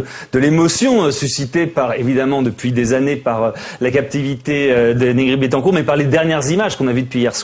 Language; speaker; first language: French; native; French